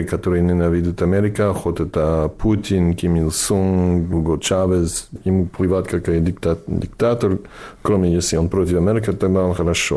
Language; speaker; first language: Russian; non-native, fluent; English